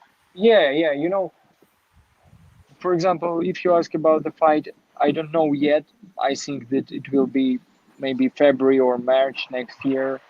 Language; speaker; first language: English; non-native, learner; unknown